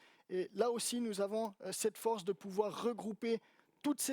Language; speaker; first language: French; native; French